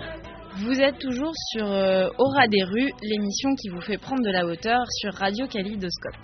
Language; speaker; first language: French; native; French